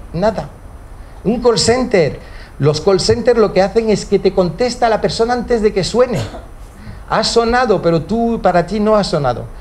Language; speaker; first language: Spanish; early bilingual, heritage; Spanish